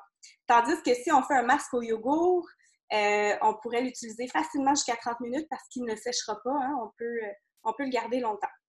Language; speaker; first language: French; native; French